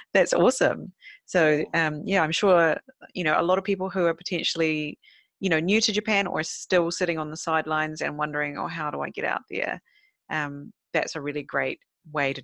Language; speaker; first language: English; native; English